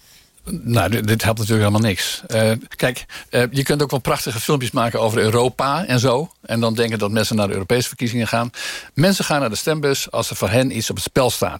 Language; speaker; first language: Dutch; native; Dutch